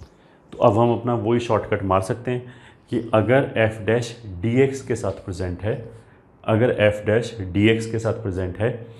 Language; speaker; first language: Hindi; native; Hindi